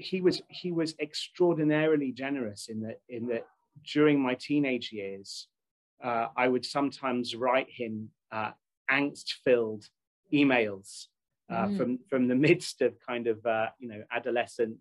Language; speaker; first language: English; native; English